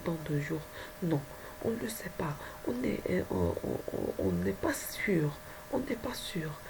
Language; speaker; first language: French; non-native, local second language; Arabic